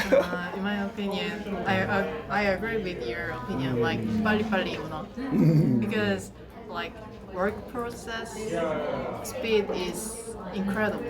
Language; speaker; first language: English; non-native, learner; Korean